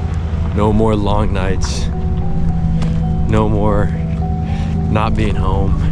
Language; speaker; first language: English; native; English